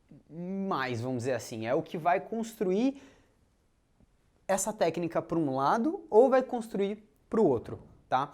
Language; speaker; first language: Portuguese; native; Portuguese